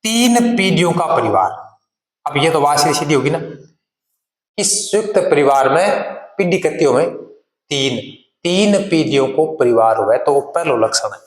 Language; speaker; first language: Hindi; native; Hindi